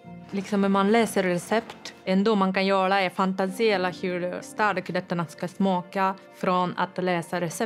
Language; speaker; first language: Swedish; non-native, fluent; Japanese